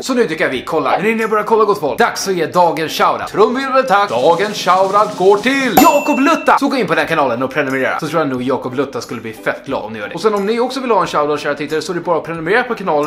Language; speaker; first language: Swedish; native; Swedish